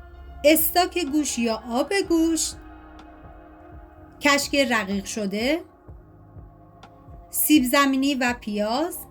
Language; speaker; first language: Persian; native; Persian